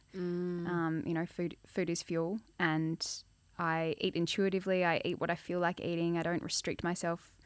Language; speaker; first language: English; native; English